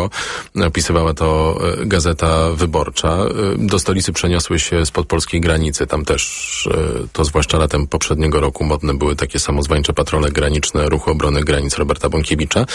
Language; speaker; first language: Polish; native; Polish